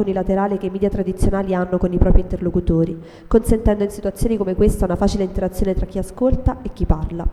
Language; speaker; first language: Italian; native; Italian